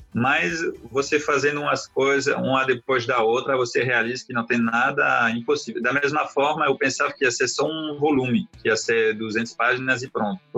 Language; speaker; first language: Portuguese; non-native, fluent; French